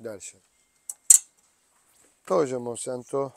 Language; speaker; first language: Russian; non-native, learner; Turkish